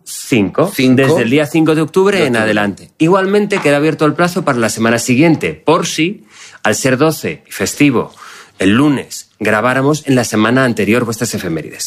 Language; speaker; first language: Spanish; native; Spanish